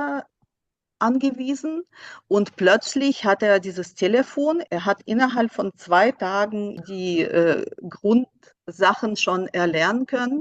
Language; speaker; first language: German; non-native, fluent; Russian